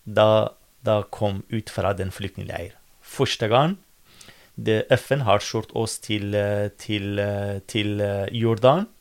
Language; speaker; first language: Norwegian; non-native, fluent; Kurdish